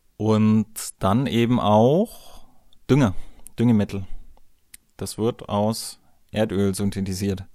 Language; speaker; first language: German; native; German